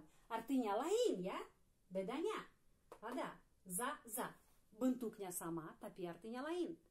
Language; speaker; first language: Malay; non-native, fluent; Russian